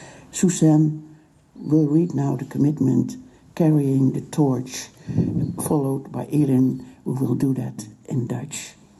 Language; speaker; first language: English; non-native, fluent; Dutch